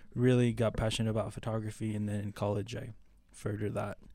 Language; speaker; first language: English; non-native, fluent; Spanish